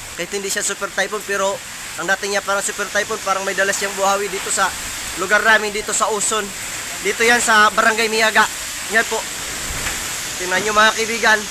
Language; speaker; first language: Filipino; non-native, local second language; Masbatenyo